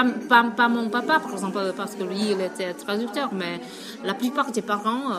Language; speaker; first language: French; non-native, fluent; Vietnamese